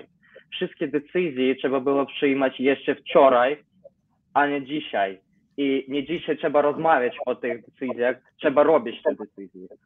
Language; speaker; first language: Polish; non-native, learner; Ukrainian